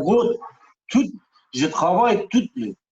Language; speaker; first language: French; non-native, learner; Kurdish